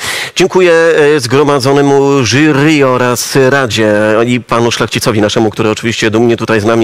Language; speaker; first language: Polish; native; Polish